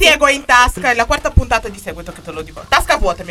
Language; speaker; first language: Italian; native; Italian